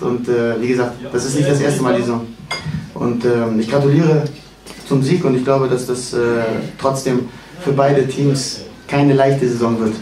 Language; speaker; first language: German; native; German